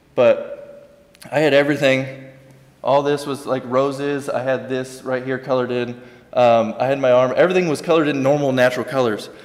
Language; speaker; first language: English; native; English